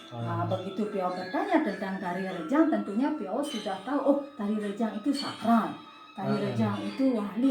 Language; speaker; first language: Indonesian; non-native, local second language; Balinese